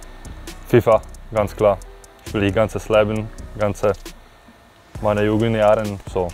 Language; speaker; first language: German; non-native, fluent; Czech